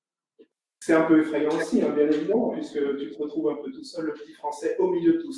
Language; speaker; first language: French; native; French